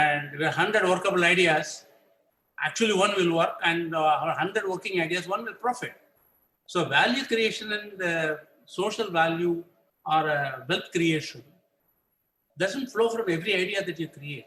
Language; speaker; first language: English; non-native, local second language; Tamil